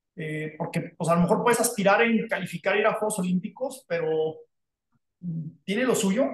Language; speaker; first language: Spanish; native; Spanish